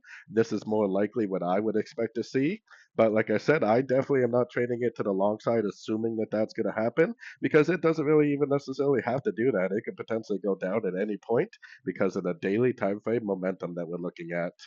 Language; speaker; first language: English; native; English